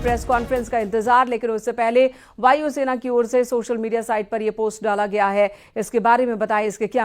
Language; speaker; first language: Hindi; native; Hindi